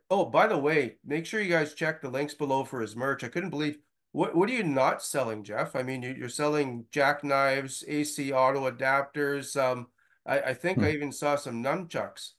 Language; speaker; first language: English; native; English